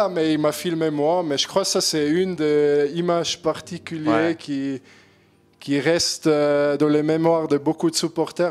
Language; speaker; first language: French; non-native, learner; German